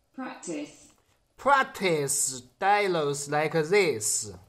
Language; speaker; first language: English; non-native, learner; Chinese